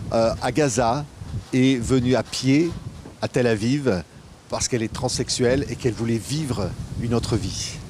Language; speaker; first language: French; native; French